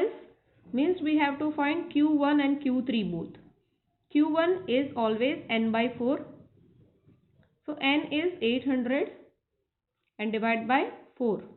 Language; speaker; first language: English; non-native, local second language; Hindi